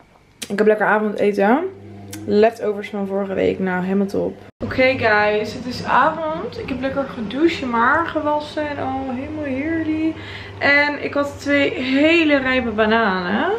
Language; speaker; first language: Dutch; native; Dutch